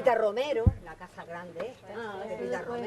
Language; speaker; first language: Spanish; native; Spanish